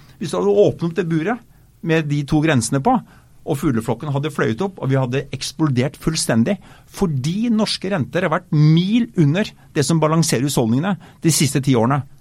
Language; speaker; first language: Norwegian; native; Norwegian